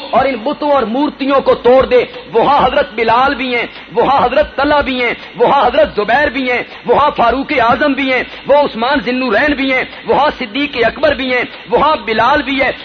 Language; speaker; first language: Urdu; non-native, local second language; Punjabi